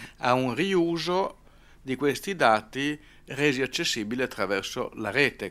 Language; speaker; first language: Italian; native; Italian